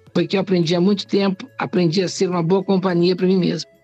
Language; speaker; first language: Portuguese; native; Portuguese